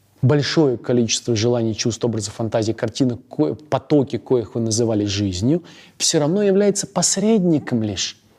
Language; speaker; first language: Russian; native; Russian